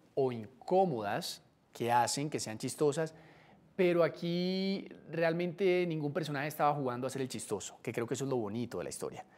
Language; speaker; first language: Spanish; native; Spanish